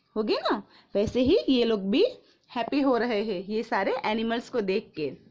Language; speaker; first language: Hindi; non-native, local second language; Gujarati